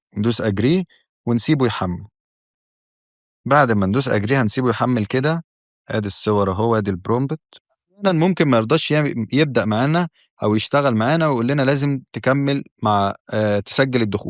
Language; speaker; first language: Arabic; native; Arabic